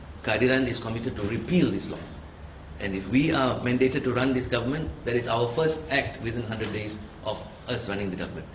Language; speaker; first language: English; non-native, local second language; Tamil